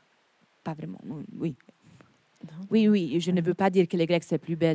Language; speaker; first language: French; non-native, fluent; Italian